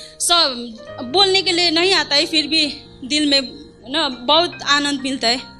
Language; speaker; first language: Hindi; non-native, fluent; Nepali